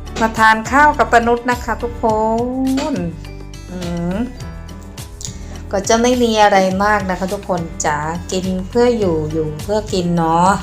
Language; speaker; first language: Thai; non-native, local second language; Northeastern Thai